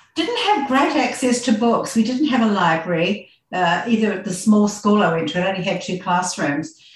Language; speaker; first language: English; native; English